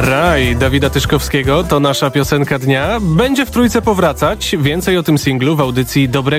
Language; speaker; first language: Polish; native; Polish